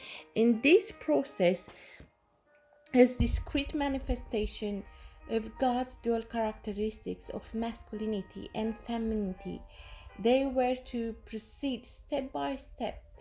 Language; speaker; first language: English; non-native, fluent; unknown